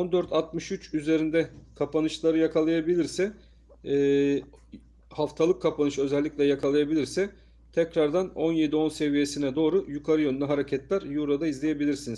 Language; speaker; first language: Turkish; native; Turkish